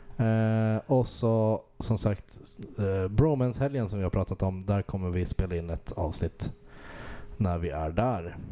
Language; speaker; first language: Swedish; native; Swedish